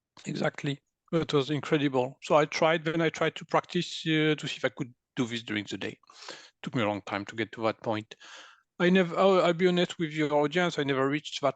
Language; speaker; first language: English; non-native, fluent; French